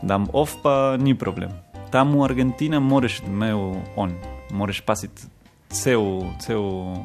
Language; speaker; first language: Slovenian; non-native, learner; Spanish